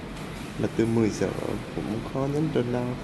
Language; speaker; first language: Vietnamese; non-native, fluent; Japanese